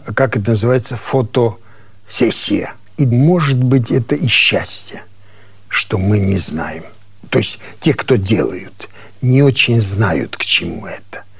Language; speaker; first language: Russian; non-native, local second language; Armenian